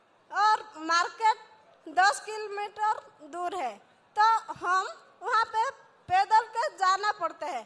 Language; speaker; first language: Hindi; non-native, local second language; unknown